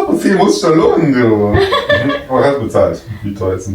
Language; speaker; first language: German; native; German